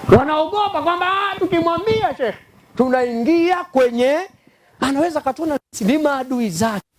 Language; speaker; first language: Swahili; native; Swahili